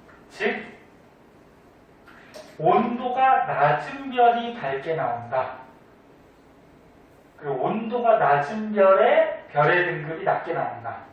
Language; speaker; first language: Korean; native; Korean